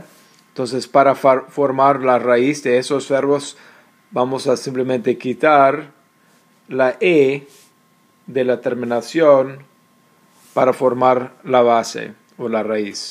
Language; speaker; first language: Spanish; non-native, fluent; English